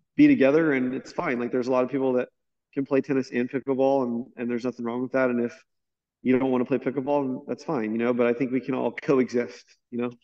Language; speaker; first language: English; native; English